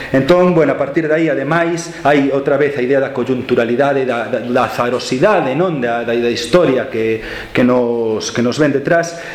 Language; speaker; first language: Galician; non-native, local second language; Spanish